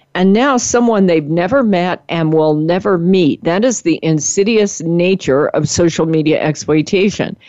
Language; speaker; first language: English; native; English